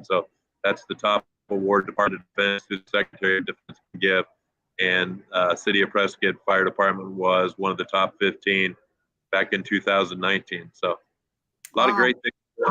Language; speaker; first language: English; native; English